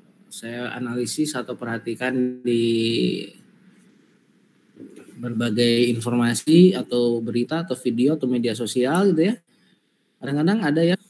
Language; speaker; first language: Indonesian; native; Indonesian